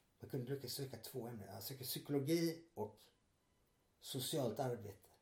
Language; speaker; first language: Swedish; early bilingual, other home language; Yiddish